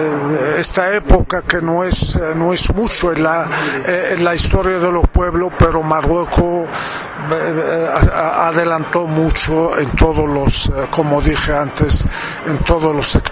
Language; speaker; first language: Spanish; non-native, fluent; Arabic